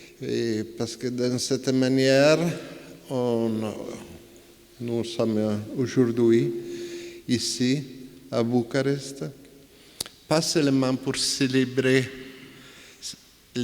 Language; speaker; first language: French; non-native, fluent; Italian